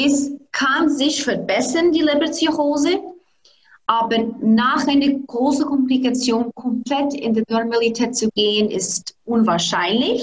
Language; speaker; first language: German; non-native, fluent; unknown